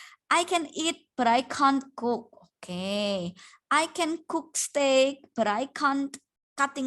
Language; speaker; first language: English; non-native, fluent; Indonesian